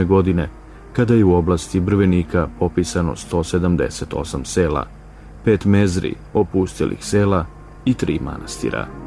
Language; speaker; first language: Bosnian; native; Bosnian